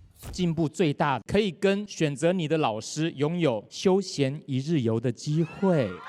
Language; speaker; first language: Chinese; native; Chinese